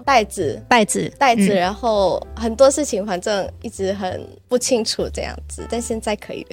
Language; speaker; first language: Chinese; non-native, fluent; Indonesian